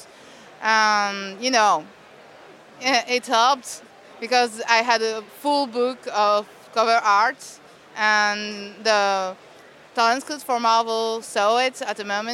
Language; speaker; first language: English; non-native, fluent; French